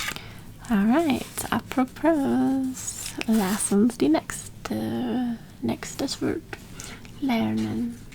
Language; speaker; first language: German; non-native, learner; English